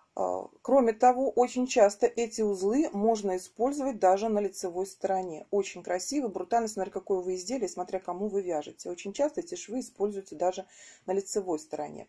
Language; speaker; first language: Russian; native; Russian